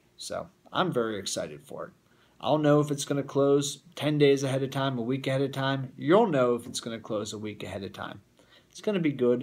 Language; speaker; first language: English; native; English